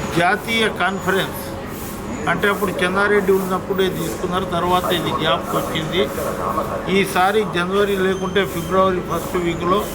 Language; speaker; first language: Telugu; non-native, local second language; Lambadi